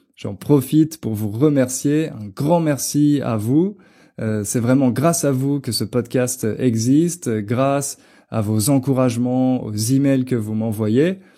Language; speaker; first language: French; native; French